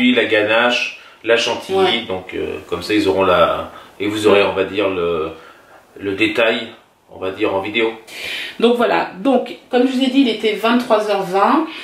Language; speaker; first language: French; native; French